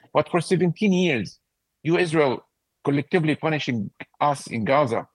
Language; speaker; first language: English; non-native, fluent; Arabic